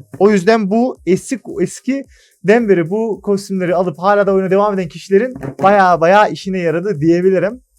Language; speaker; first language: Turkish; native; Turkish